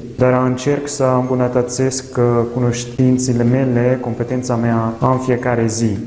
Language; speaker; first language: Romanian; non-native, fluent; Italian